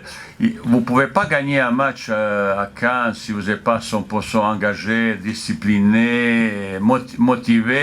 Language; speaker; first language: French; non-native, fluent; Bosnian